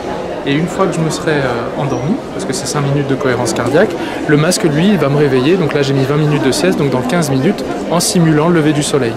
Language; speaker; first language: French; native; French